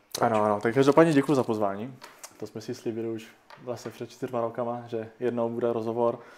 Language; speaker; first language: Czech; non-native, fluent; Italian